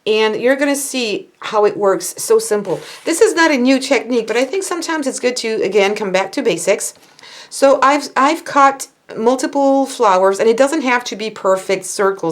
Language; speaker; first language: English; non-native, fluent; French